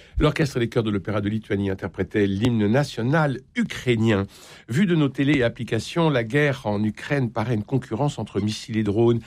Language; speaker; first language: French; native; French